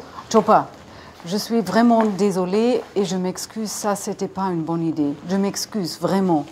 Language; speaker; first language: French; non-native, fluent; German